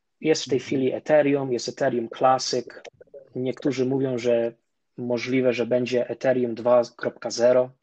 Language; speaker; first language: Polish; early bilingual, heritage; Polish